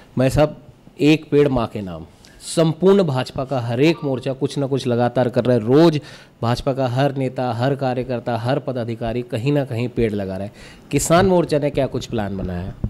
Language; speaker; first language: Hindi; native; Hindi